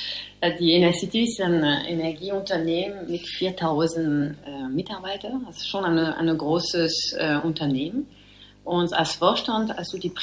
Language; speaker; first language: German; non-native, fluent; French